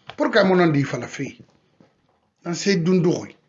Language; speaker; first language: French; non-native, local second language; Susu